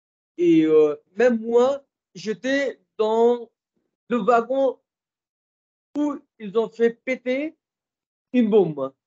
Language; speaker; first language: French; non-native, fluent; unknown